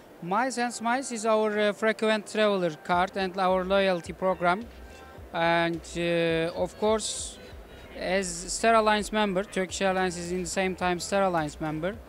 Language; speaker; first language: English; non-native, fluent; Turkish